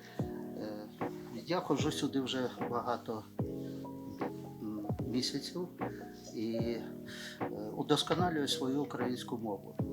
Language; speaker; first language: Ukrainian; non-native, local second language; Russian